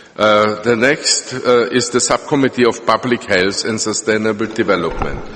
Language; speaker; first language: English; non-native, fluent; German